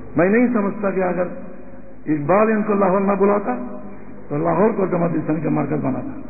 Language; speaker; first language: Urdu; non-native, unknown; Bangla